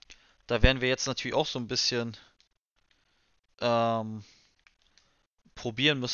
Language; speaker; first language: German; native; German